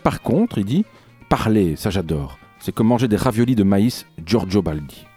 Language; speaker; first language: French; native; French